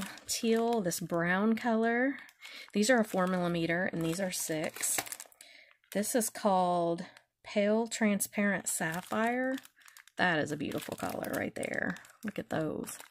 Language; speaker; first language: English; native; English